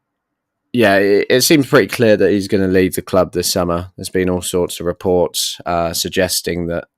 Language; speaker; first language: English; native; English